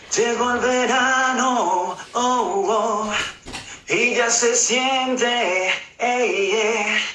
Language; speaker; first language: Spanish; native; Spanish